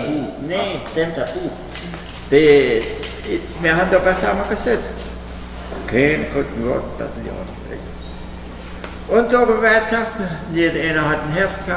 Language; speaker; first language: German; early bilingual, heritage; German